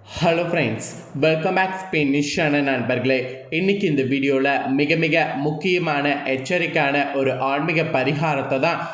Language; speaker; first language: Tamil; native; Tamil